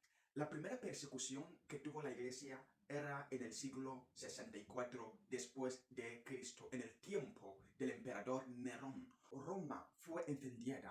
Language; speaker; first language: Spanish; non-native, fluent; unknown